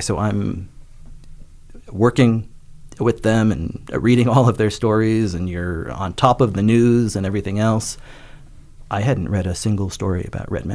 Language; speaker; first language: English; native; English